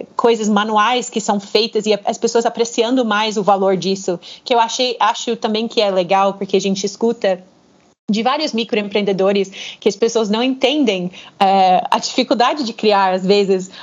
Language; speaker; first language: Portuguese; non-native, fluent; English